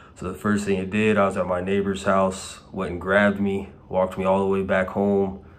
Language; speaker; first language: English; native; English